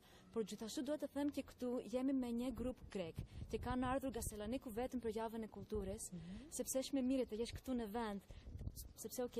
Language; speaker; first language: Albanian; non-native, learner; Greek